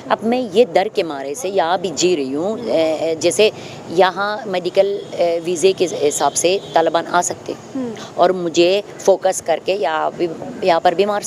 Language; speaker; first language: Hindi; non-native, fluent; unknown